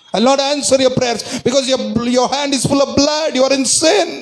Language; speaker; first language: English; non-native, local second language; Telugu